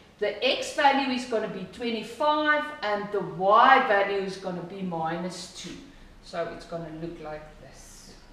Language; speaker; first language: English; non-native, local second language; Afrikaans